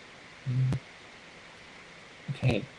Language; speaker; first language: English; non-native, learner; Japanese